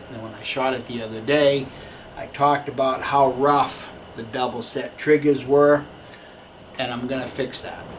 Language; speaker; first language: English; native; English